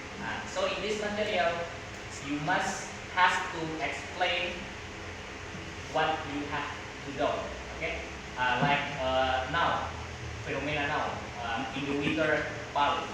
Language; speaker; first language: English; non-native, learner; Indonesian